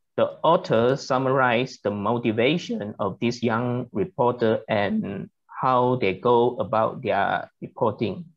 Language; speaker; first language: English; non-native, learner; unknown